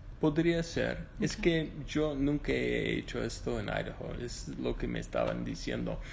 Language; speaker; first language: Spanish; non-native, learner; English